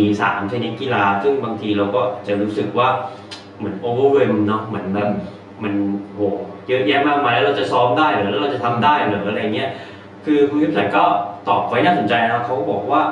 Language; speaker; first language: Thai; native; Thai